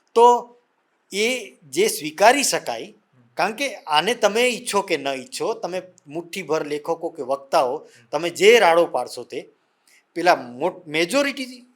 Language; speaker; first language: Gujarati; non-native, local second language; Vasavi